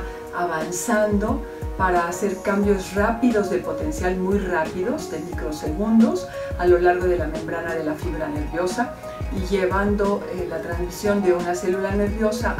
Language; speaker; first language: Spanish; native; Spanish